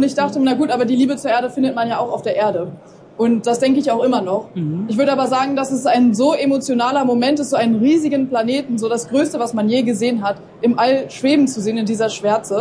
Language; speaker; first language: German; native; German